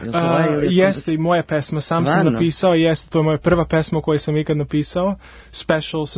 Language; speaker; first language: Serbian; early bilingual, heritage; Serbian